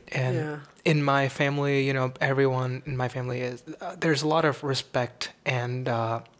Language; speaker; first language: English; non-native, local second language; Tamil